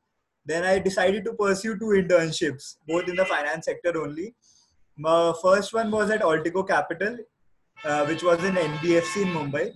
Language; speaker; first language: English; non-native, local second language; Hindi